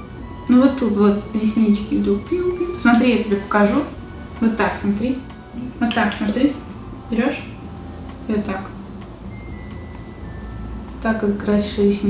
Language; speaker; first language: Russian; native; Russian